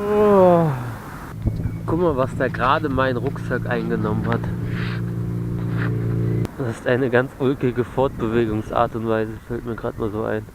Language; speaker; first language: German; native; German